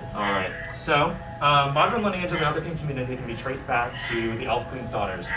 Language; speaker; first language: English; native; English